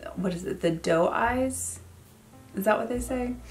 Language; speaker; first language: English; native; English